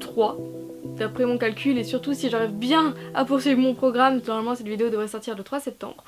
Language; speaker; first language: French; native; French